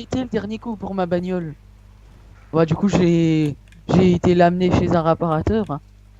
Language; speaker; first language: French; native; French